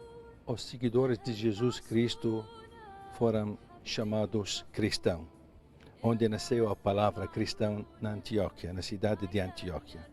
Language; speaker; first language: Portuguese; non-native, fluent; Arabic